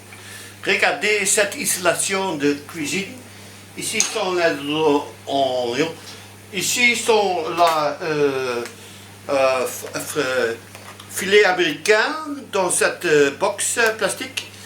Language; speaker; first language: French; non-native, learner; Dutch